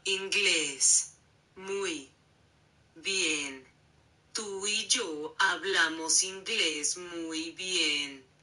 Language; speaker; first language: Spanish; non-native, learner; English